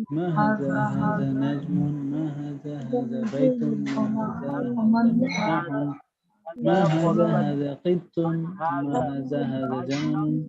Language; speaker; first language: Arabic; non-native, learner; Bangla